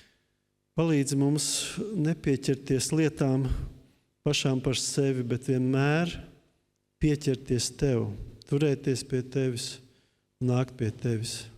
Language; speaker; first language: Latvian; native; Latvian